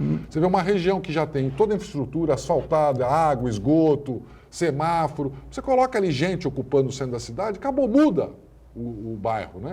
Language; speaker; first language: Portuguese; native; Portuguese